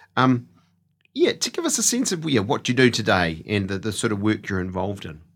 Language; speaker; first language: English; native; English